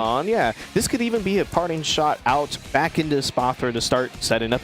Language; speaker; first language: English; native; English